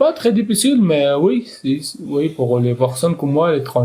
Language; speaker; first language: French; non-native, learner; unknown